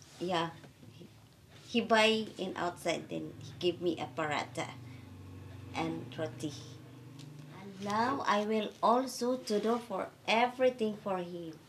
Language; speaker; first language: English; non-native, learner; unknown